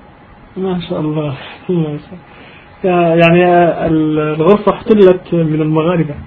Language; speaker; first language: Arabic; native; Arabic